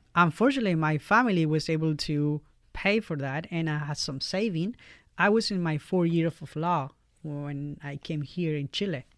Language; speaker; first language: English; non-native, fluent; Spanish